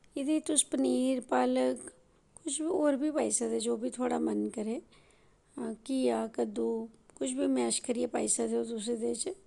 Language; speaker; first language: Punjabi; non-native, local second language; Dogri